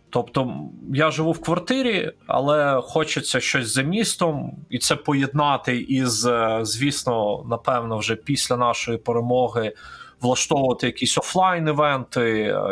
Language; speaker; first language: Ukrainian; non-native, local second language; Russian